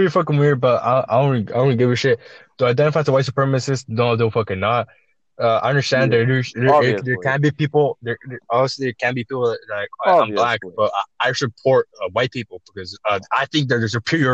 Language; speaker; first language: English; native; English